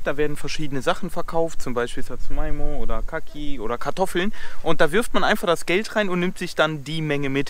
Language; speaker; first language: German; native; German